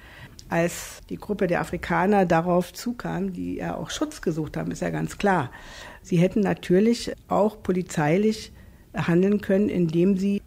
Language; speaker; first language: German; native; German